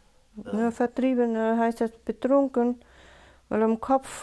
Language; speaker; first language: German; non-native, learner; Russian